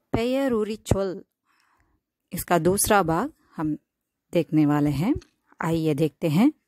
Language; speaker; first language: Hindi; non-native, local second language; Tamil